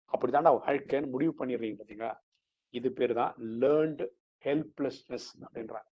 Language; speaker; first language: Tamil; non-native, local second language; Malayalam